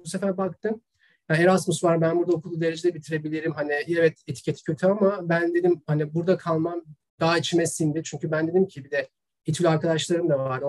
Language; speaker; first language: Turkish; native; Turkish